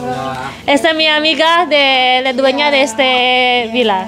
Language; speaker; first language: Spanish; non-native, learner; Indonesian